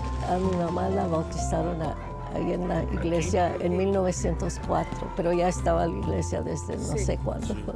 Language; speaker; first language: Spanish; early bilingual, heritage; Spanish